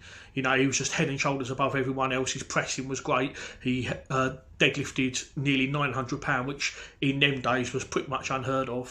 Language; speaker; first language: English; native; English